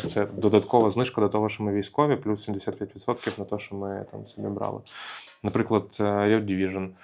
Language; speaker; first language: Ukrainian; native; Ukrainian